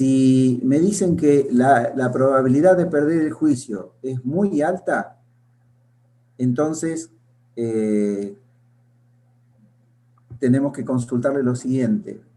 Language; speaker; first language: Spanish; native; Spanish